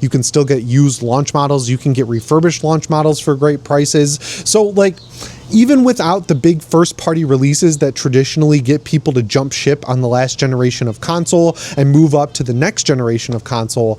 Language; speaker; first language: English; native; English